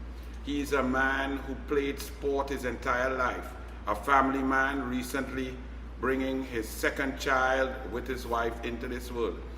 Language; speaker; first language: English; native; English